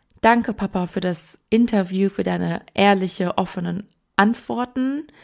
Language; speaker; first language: German; early bilingual, other home language; Persian